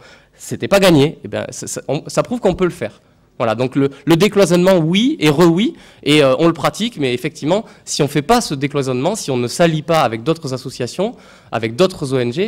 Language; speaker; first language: French; native; French